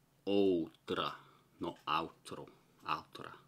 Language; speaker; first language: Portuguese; non-native, learner; English